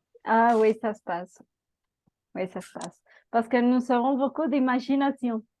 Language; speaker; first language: French; non-native, fluent; Spanish